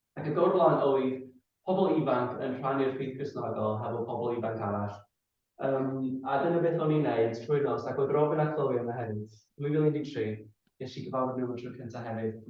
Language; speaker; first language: Welsh; non-native, fluent; English